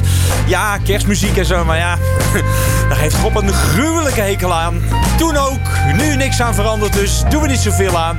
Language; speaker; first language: Dutch; native; Dutch